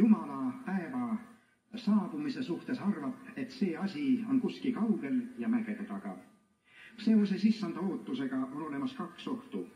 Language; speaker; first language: Estonian; native; Estonian